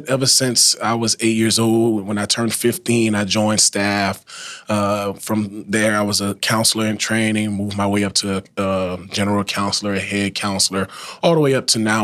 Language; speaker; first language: English; native; English